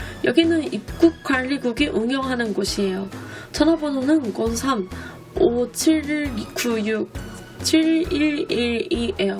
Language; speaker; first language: Korean; non-native, fluent; Japanese